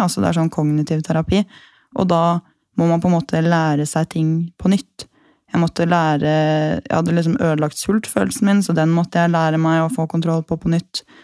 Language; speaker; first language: Norwegian; native; Norwegian